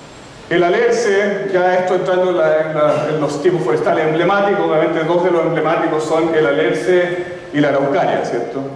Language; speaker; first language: Spanish; native; Spanish